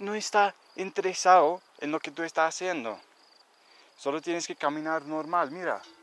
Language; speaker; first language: Spanish; non-native, fluent; English